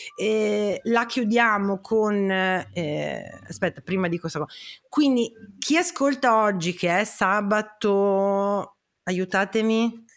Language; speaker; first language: Italian; native; Italian